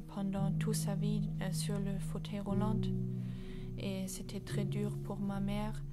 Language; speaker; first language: French; non-native, fluent; German